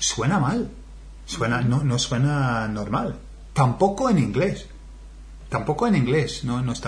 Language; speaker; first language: Spanish; non-native, fluent; English